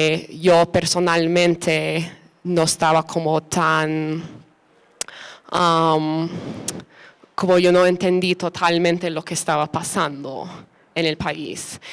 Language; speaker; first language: Spanish; early bilingual, other home language; English